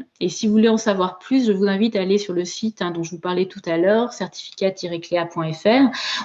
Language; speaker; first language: French; native; French